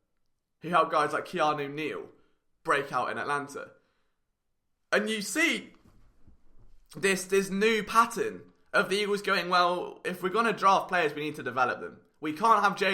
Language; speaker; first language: English; native; English